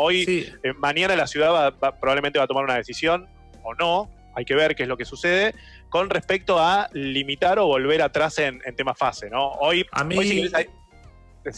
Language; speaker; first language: Spanish; native; Spanish